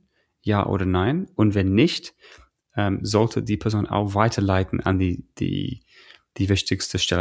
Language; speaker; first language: German; non-native, fluent; English